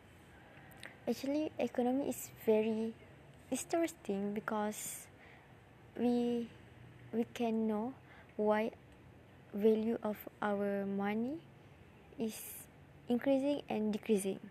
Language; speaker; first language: English; non-native, learner; Malay